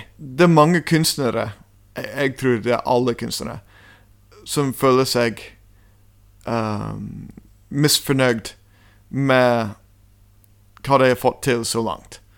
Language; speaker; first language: Norwegian; non-native, fluent; English